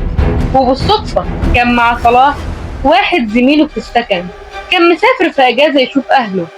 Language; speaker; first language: Arabic; native; Arabic